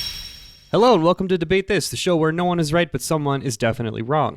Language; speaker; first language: English; native; English